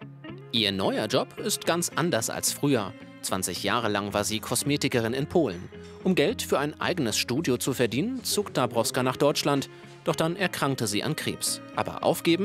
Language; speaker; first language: German; native; German